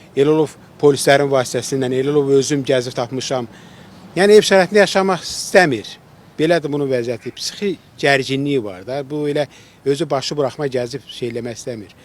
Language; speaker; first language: Azerbaijani; native; Azerbaijani